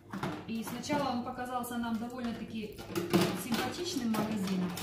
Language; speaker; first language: Russian; native; Russian